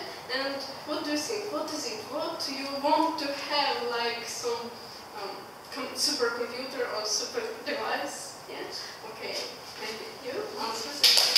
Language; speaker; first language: English; non-native, learner; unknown